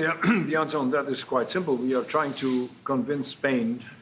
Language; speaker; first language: English; non-native, fluent; German